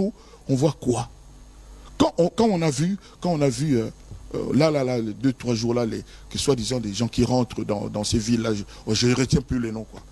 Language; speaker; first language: French; non-native, local second language; Lingala